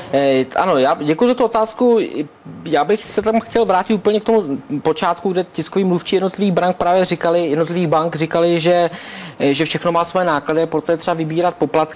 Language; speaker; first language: Czech; native; Czech